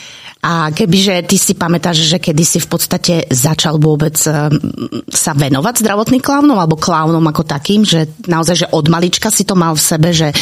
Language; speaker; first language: Slovak; native; Slovak